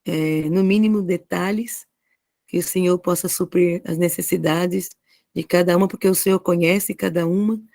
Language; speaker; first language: Portuguese; native; Portuguese